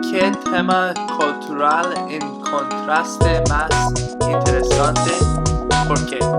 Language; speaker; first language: Spanish; non-native, learner; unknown